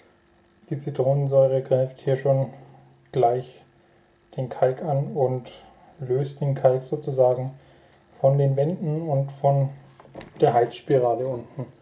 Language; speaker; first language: German; native; German